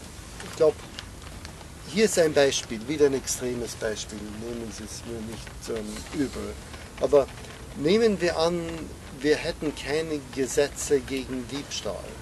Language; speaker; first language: German; non-native, fluent; English